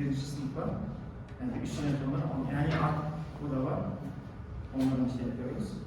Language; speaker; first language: Turkish; non-native, learner; Kazakh